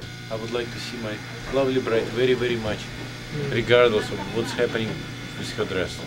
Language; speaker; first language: English; non-native, fluent; Russian